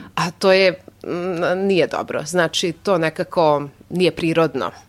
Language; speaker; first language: Serbian; non-native, local second language; Hungarian